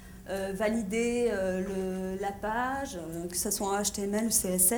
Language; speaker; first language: French; native; French